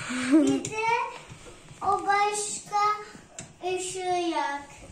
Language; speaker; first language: Turkish; early bilingual, heritage; Turkish